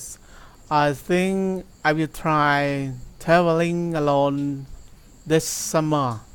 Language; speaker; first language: English; non-native, learner; Thai